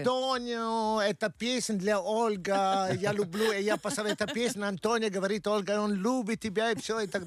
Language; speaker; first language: Russian; non-native, learner; Italian